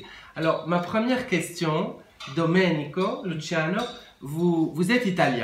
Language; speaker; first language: French; native; French